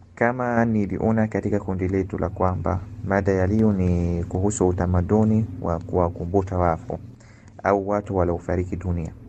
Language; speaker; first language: Swahili; non-native, fluent; Arabic